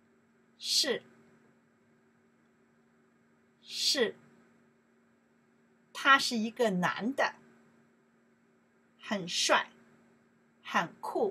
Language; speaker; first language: Chinese; non-native, learner; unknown